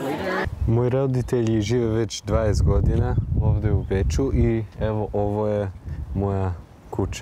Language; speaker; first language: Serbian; early bilingual, heritage; German